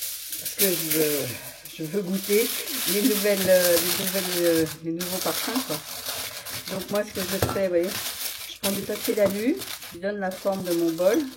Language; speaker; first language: French; native; French